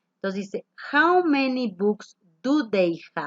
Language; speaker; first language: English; non-native, fluent; Spanish